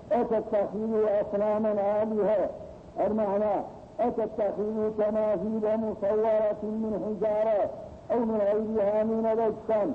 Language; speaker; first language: Arabic; native; Arabic